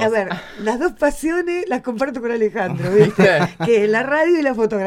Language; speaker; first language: Spanish; native; Spanish